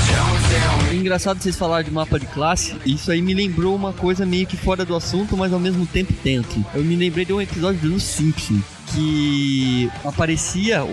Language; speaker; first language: Portuguese; native; Portuguese